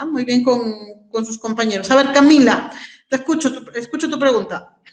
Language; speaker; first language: Spanish; native; Spanish